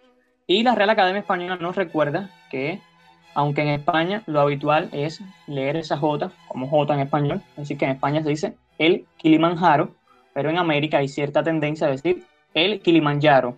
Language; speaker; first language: Spanish; native; Spanish